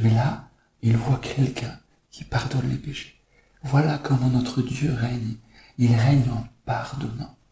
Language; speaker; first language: French; native; French